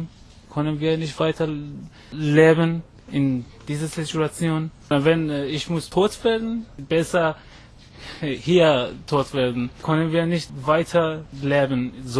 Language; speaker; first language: German; non-native, learner; Persian